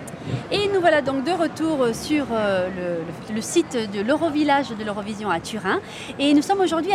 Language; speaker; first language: French; native; French